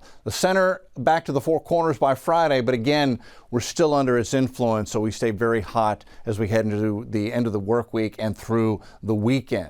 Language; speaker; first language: English; native; English